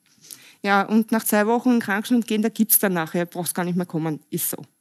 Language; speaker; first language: German; native; German